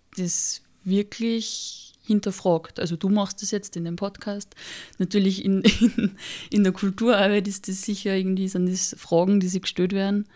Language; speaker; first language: German; native; German